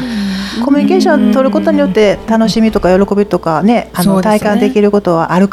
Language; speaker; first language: Japanese; native; Japanese